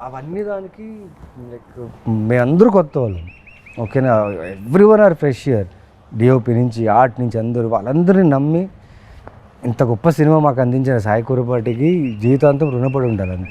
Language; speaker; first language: Telugu; native; Telugu